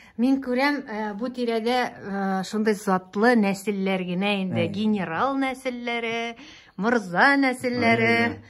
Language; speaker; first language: Tatar; native; Tatar